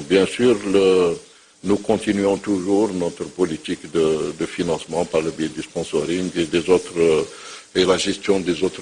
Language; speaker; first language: French; non-native, local second language; Arabic